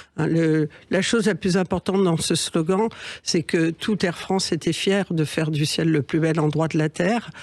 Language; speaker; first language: French; early bilingual, other home language; Catalan